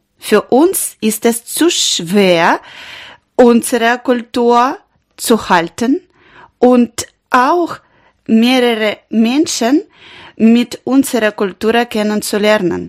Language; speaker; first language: German; non-native, learner; Ukrainian